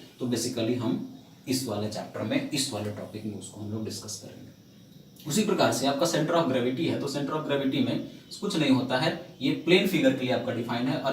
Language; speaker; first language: Hindi; native; Hindi